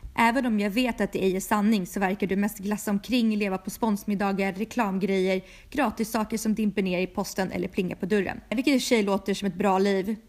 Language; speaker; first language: Swedish; early bilingual, other home language; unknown